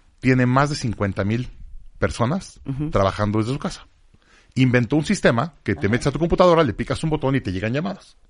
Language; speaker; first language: Spanish; native; Spanish